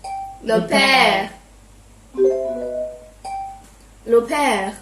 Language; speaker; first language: French; non-native, learner; Chinese